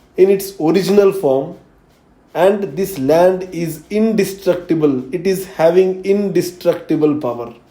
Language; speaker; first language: English; non-native, local second language; Marathi